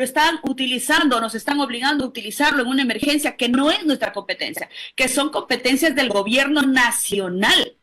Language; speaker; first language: Spanish; native; Spanish